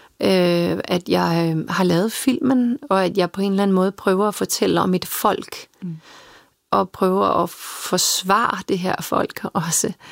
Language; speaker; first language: Danish; early bilingual, other home language; Serbian